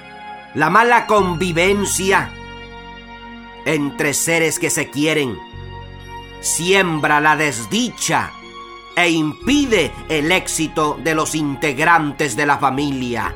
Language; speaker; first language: Spanish; native; Spanish